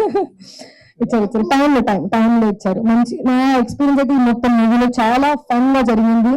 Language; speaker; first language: Telugu; non-native, fluent; Hindi